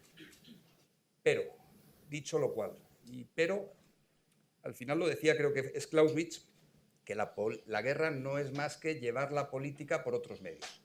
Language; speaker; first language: Spanish; native; Spanish